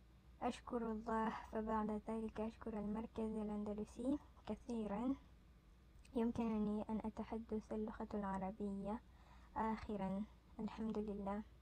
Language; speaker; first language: Arabic; non-native, learner; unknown